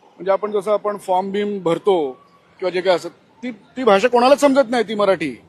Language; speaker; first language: Marathi; non-native, local second language; Gujarati